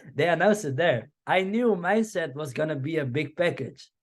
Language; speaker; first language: English; non-native, fluent; Dutch